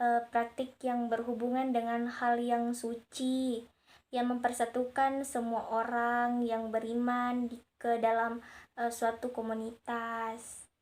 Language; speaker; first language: Indonesian; native; Indonesian